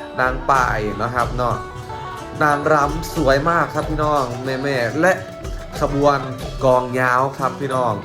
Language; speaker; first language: Thai; non-native, local second language; Lao